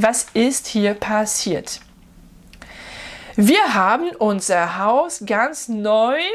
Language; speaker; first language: German; non-native, fluent; French